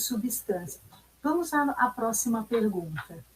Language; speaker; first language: Portuguese; native; Portuguese